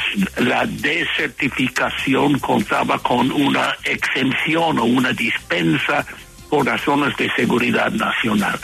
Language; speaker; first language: Spanish; non-native, fluent; English